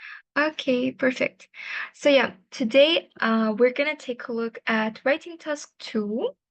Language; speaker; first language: English; non-native, fluent; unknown